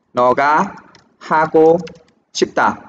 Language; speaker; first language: Korean; non-native, fluent; Vietnamese